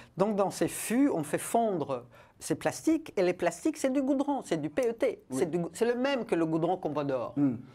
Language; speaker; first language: French; non-native, local second language; Rundi